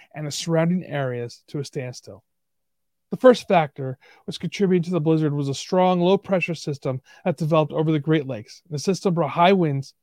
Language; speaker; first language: English; native; English